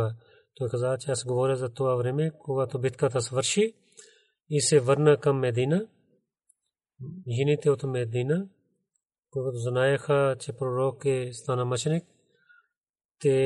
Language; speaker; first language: Bulgarian; non-native, learner; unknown